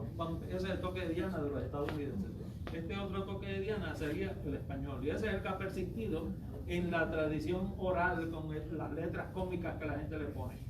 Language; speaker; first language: Spanish; native; Spanish